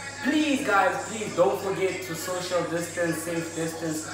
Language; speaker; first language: English; non-native, local second language; Xhosa